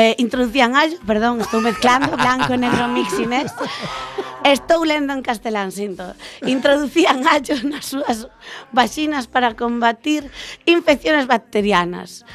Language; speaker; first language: Galician; non-native, local second language; Spanish